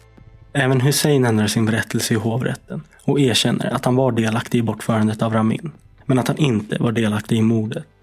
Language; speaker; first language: Swedish; native; Swedish